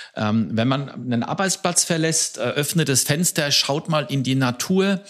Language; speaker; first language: German; native; German